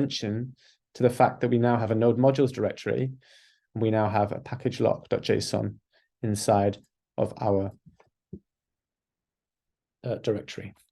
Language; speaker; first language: English; native; English